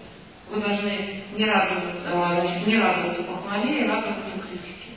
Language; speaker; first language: Russian; native; Russian